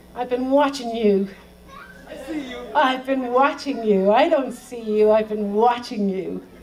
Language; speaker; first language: English; native; English